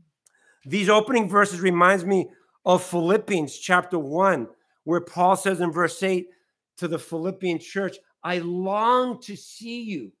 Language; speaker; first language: English; native; English